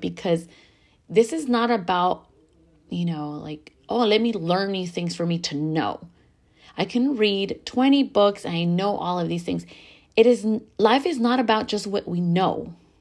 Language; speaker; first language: English; early bilingual, other home language; Spanish